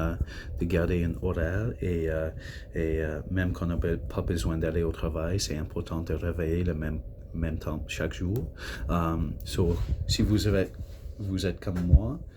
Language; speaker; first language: French; non-native, local second language; English